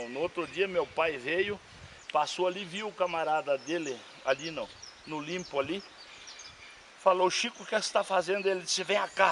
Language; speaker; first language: Portuguese; native; Portuguese